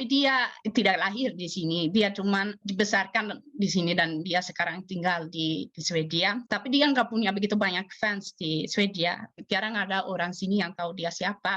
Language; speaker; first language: Indonesian; non-native, fluent; Swedish